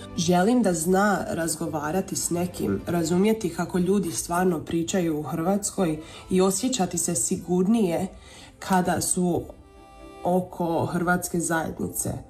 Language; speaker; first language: Croatian; early bilingual, heritage; Croatian